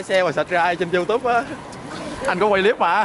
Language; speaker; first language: Vietnamese; native; Vietnamese